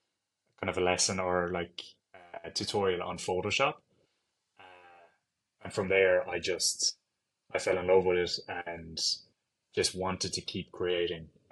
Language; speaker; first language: English; native; English